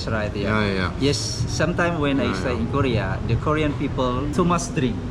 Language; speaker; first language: English; non-native, learner; Indonesian